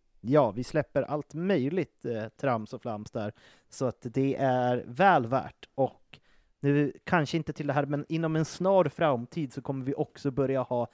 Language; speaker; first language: Swedish; native; Swedish